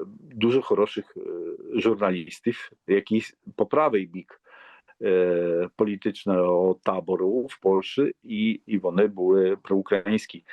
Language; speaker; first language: Polish; non-native, learner; Ukrainian